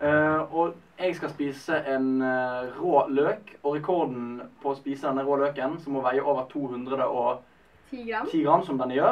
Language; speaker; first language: Norwegian; native; Norwegian